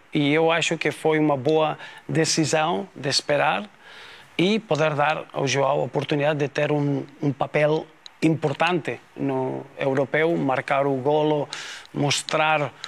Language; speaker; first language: Portuguese; non-native, fluent; Spanish